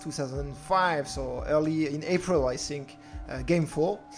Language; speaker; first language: English; non-native, fluent; French